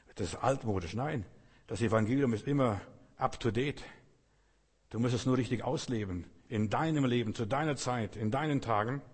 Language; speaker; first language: German; non-native, fluent; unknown